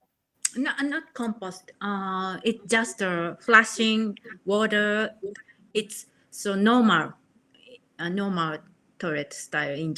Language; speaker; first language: English; non-native, learner; Japanese